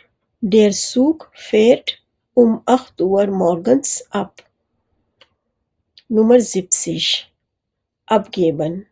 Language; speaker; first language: German; non-native, fluent; Urdu